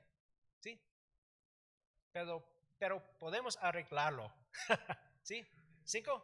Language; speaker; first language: Spanish; non-native, learner; English